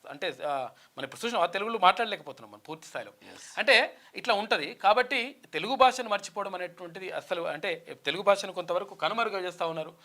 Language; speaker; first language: Telugu; native; Telugu